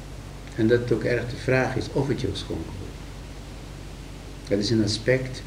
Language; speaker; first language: Dutch; native; Dutch